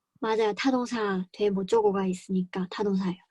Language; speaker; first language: Korean; non-native, fluent; Chinese